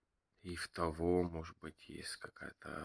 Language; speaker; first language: Russian; non-native, learner; Bulgarian